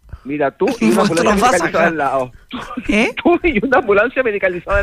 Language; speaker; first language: Spanish; native; Spanish